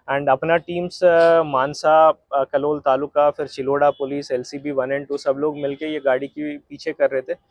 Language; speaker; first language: Hindi; non-native, local second language; Gujarati